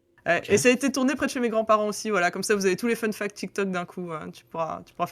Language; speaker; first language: French; native; French